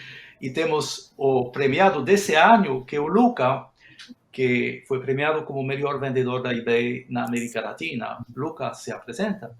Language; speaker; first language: Portuguese; non-native, fluent; Spanish